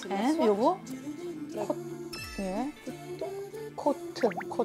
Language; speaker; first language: Korean; native; Korean